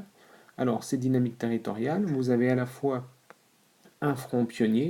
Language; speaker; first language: French; native; French